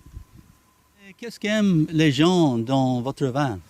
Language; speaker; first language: French; non-native, learner; English